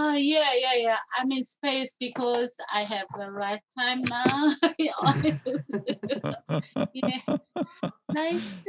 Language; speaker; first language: English; non-native, learner; Korean